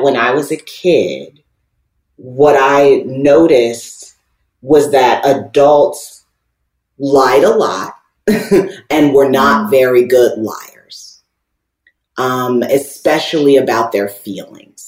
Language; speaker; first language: English; native; English